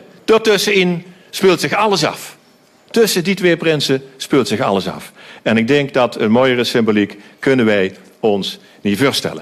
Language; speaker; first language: Dutch; native; Dutch